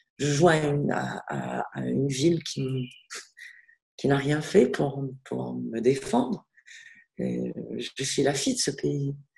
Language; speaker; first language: French; non-native, local second language; Arabic